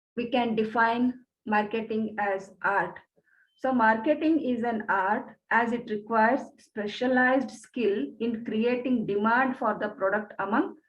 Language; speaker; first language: English; non-native, local second language; Kannada